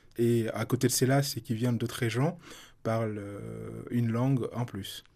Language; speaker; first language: French; non-native, local second language; Soninke